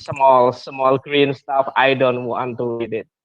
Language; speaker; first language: English; non-native, learner; Indonesian